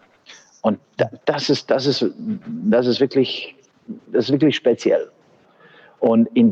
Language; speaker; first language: German; non-native, fluent; Bosnian